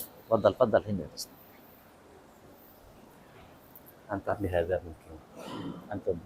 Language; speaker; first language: Arabic; non-native, fluent; Madurese